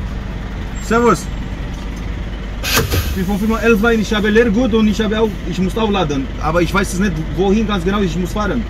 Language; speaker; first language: German; non-native, learner; Romanian